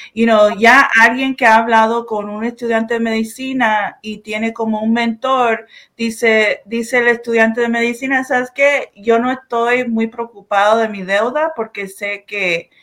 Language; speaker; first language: Spanish; early bilingual, heritage; Spanish